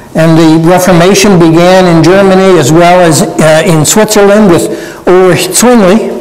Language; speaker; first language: English; native; English